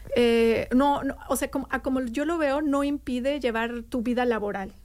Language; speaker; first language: Spanish; native; Spanish